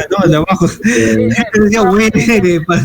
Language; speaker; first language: Spanish; native; Spanish